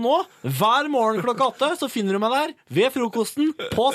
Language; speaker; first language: Norwegian; native; Norwegian